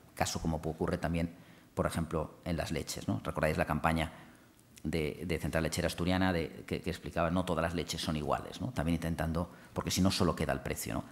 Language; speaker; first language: Spanish; non-native, local second language; Catalan